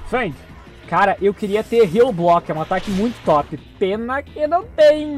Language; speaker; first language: Portuguese; native; Portuguese